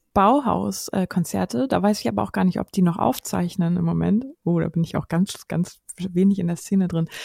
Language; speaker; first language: German; native; German